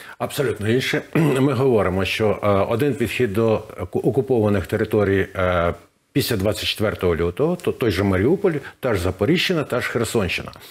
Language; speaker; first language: Ukrainian; native; Ukrainian